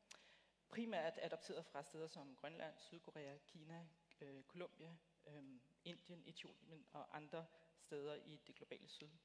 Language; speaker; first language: Danish; native; Danish